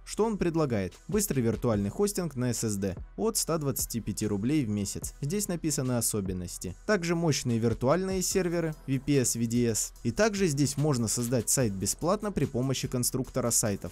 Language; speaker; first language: Russian; native; Russian